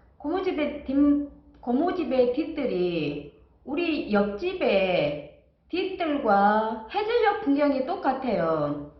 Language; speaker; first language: Korean; native; Korean